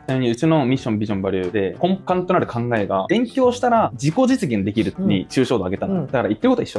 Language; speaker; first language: Japanese; native; Japanese